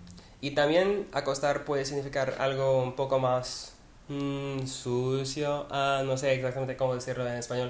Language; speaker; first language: Spanish; non-native, learner; English